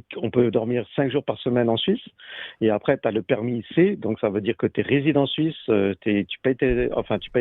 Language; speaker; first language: French; native; French